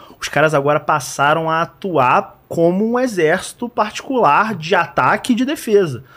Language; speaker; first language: Portuguese; native; Portuguese